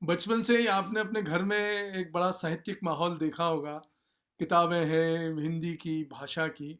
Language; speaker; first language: Hindi; native; Hindi